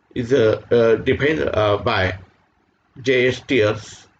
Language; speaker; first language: English; non-native, local second language; Marathi